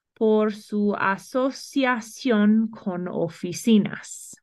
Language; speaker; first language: Spanish; non-native, fluent; English